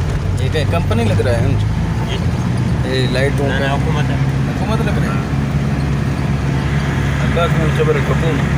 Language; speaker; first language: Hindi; non-native, local second language; Sindhi